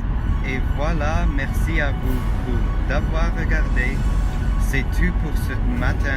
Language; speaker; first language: French; non-native, fluent; English